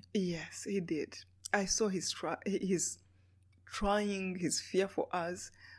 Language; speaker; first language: English; non-native, local second language; Kinyarwanda